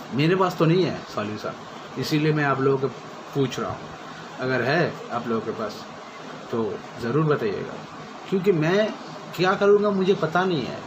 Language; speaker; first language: Hindi; non-native, local second language; Bangla